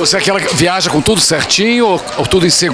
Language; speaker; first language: Portuguese; native; Portuguese